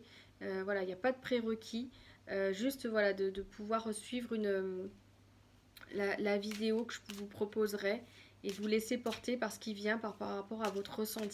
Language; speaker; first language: French; native; French